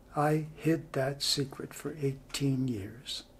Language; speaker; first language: English; native; English